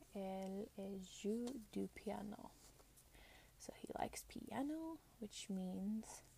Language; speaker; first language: French; non-native, learner; English